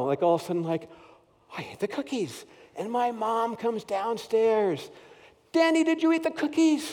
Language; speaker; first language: English; native; English